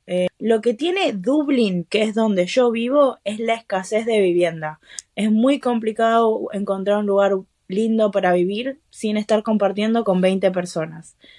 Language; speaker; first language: Spanish; native; Spanish